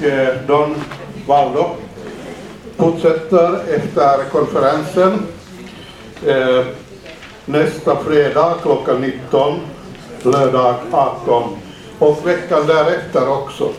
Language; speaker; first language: Swedish; non-native, fluent; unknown